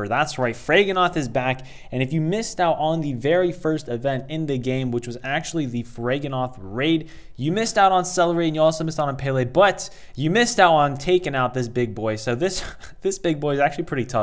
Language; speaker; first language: English; native; English